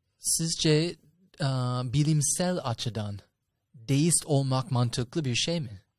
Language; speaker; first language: Turkish; non-native, fluent; English